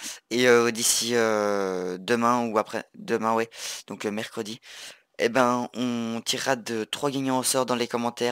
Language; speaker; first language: French; native; French